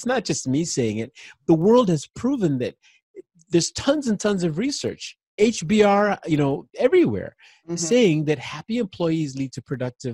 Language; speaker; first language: English; non-native, local second language; Igbo